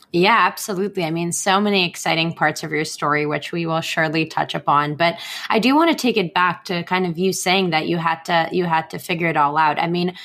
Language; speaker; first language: English; non-native, fluent; Hebrew